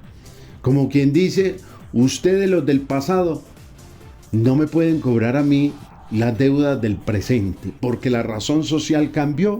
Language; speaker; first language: Spanish; native; Spanish